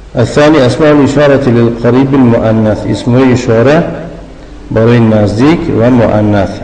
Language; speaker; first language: Arabic; non-native, fluent; Persian